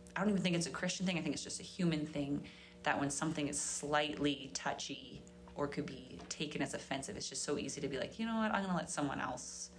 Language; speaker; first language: English; native; English